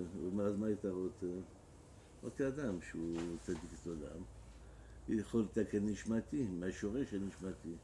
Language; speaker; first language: Hebrew; non-native, fluent; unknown